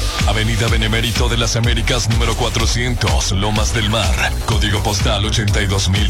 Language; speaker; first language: Spanish; native; Spanish